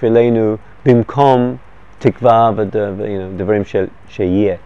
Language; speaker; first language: Hebrew; non-native, fluent; English